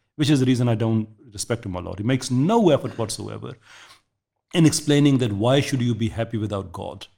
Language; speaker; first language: English; non-native, local second language; Urdu